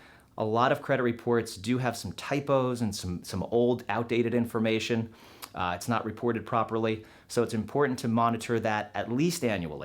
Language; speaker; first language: English; native; English